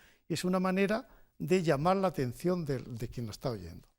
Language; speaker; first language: Spanish; native; Spanish